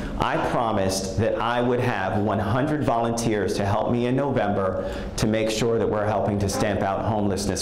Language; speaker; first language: English; native; English